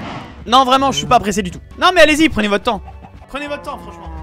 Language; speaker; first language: French; native; French